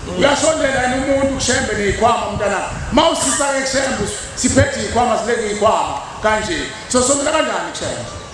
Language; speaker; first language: Zulu; native; Zulu